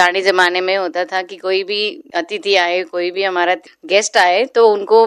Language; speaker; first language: Hindi; non-native, local second language; Marathi